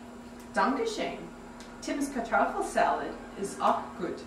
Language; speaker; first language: German; non-native, learner; English